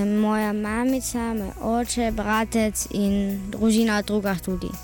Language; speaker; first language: Slovenian; non-native, local second language; German